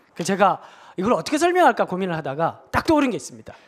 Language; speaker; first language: Korean; native; Korean